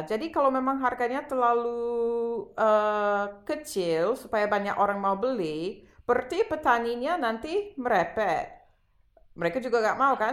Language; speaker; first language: Indonesian; non-native, fluent; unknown